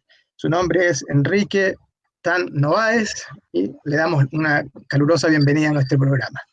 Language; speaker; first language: Spanish; native; Spanish